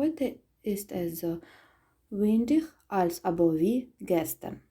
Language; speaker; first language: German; non-native, fluent; Ukrainian